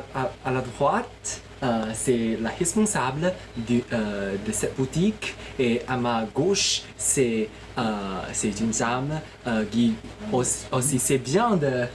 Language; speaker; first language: French; non-native, learner; Chinese